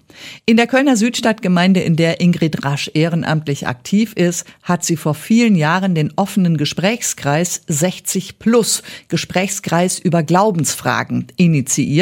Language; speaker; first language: German; native; German